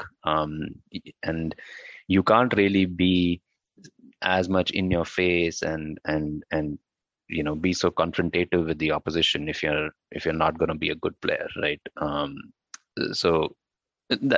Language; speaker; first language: English; non-native, local second language; Hindi